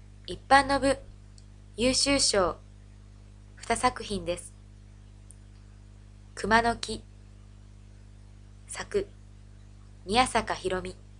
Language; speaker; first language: Japanese; native; Japanese